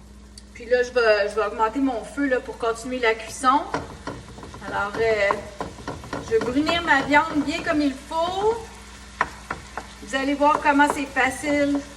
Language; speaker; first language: French; native; French